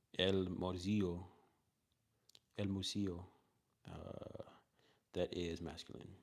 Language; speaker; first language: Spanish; non-native, learner; English